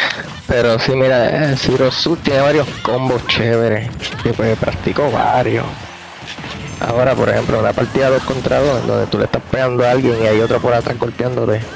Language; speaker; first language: Spanish; native; Spanish